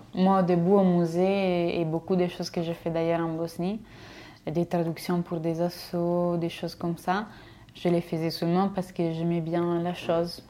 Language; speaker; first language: French; non-native, fluent; Italian